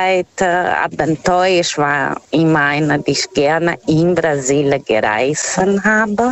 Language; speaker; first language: German; non-native, fluent; Portuguese